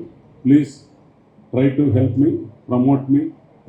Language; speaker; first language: Tamil; non-native, learner; Telugu